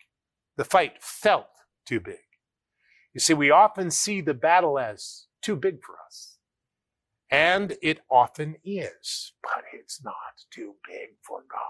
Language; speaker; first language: English; native; English